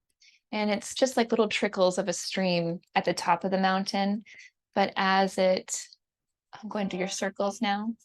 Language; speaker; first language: English; native; English